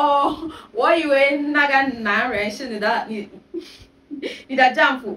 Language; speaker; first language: Chinese; non-native, fluent; Yoruba